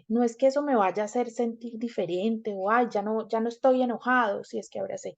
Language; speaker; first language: Spanish; native; Spanish